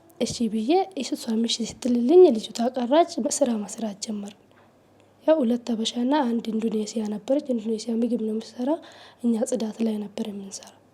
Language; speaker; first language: Amharic; non-native, local second language; Oromo